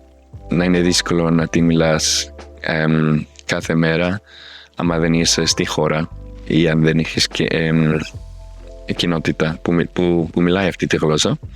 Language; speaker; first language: Greek; non-native, fluent; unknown